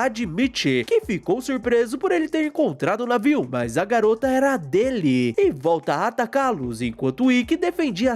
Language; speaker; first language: Portuguese; native; Portuguese